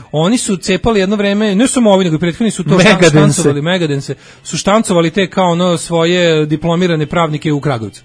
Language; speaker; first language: Serbian; native; Serbian